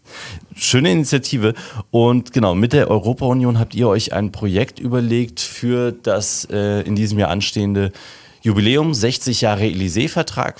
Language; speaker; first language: German; native; German